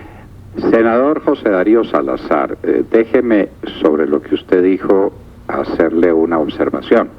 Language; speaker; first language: Spanish; native; Spanish